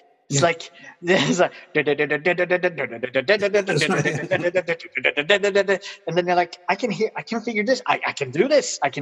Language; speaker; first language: English; non-native, fluent; Swedish